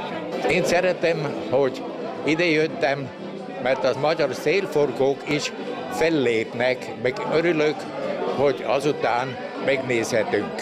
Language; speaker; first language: Hungarian; non-native, local second language; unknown